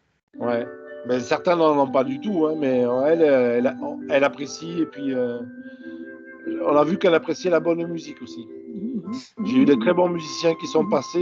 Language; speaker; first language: French; native; French